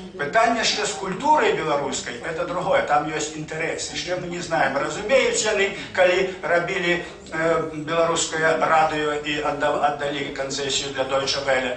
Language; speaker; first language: Belarusian; native; Belarusian